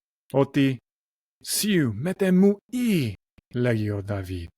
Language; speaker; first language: Greek; non-native, learner; English